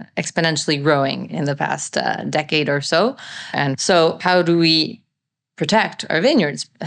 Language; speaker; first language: English; non-native, fluent; Italian